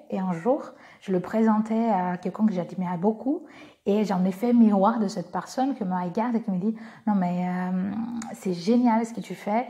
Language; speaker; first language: French; non-native, fluent; Portuguese